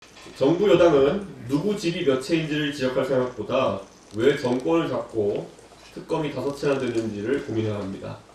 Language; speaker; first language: Korean; native; Korean